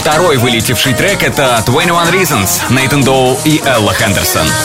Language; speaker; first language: Russian; native; Russian